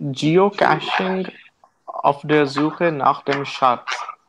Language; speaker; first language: German; non-native, learner; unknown